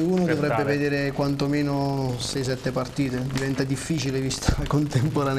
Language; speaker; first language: Italian; native; Italian